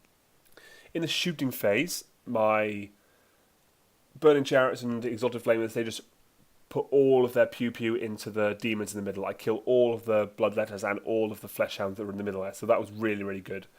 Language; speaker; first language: English; native; English